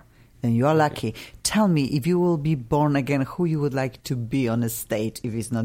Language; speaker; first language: English; non-native, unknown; Russian